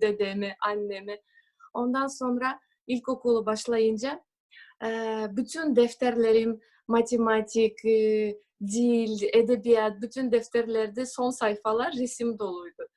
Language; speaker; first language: Turkish; non-native, fluent; Russian